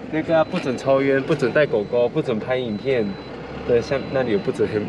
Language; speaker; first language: Chinese; native; Chinese